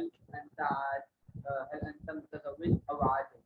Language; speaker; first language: Arabic; non-native, learner; Urdu